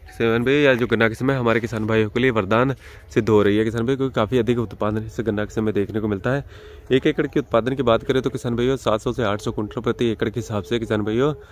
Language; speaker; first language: Hindi; non-native, local second language; Punjabi